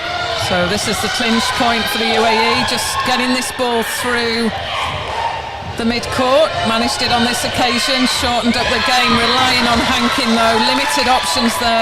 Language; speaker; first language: English; native; English